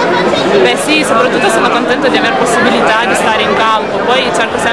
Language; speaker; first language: Italian; non-native, fluent; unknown